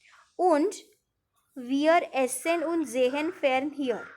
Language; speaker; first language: German; non-native, fluent; Marathi